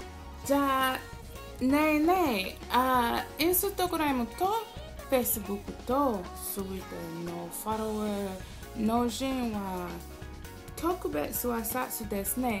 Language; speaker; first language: Japanese; non-native, learner; English